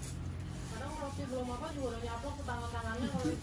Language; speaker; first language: Indonesian; native; Indonesian